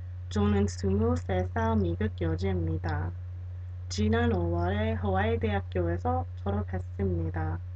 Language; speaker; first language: Korean; non-native, fluent; English